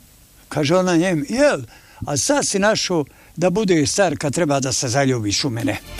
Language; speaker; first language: Serbian; native; Serbian